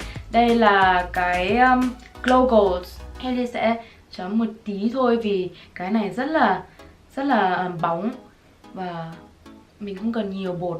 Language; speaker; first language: Vietnamese; early bilingual, heritage; Vietnamese